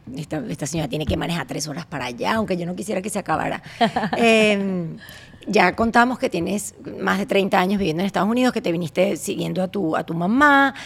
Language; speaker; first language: Spanish; native; Spanish